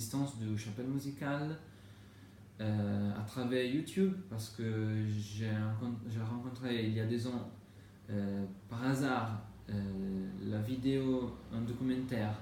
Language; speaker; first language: French; non-native, learner; Italian